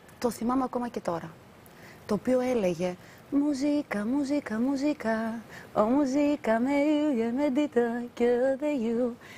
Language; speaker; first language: Greek; early bilingual, other home language; Albanian